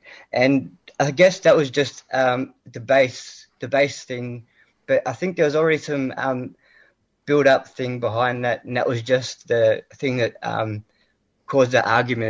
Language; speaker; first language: English; native; English